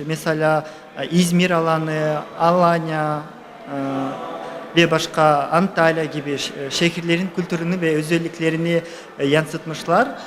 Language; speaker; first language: Turkish; non-native, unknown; Kyrgyz